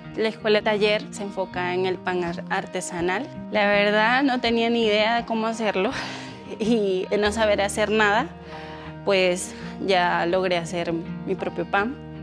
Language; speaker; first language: Spanish; native; Spanish